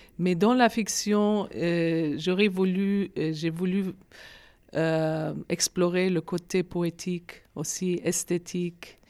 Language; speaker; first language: French; non-native, fluent; Arabic